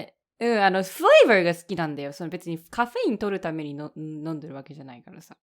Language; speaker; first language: Japanese; native; Japanese